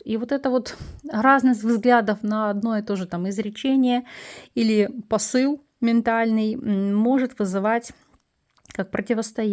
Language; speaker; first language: Russian; native; Russian